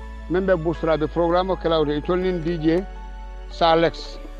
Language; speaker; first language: English; non-native, local second language; Mandingo